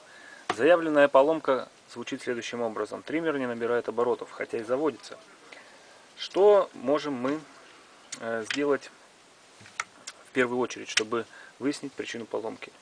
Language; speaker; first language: Russian; native; Russian